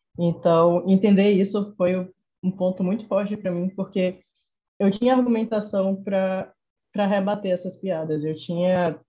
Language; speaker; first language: Portuguese; native; Portuguese